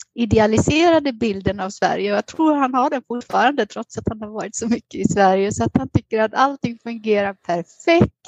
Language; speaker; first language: Swedish; native; Swedish